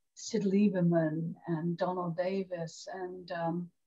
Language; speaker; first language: English; native; English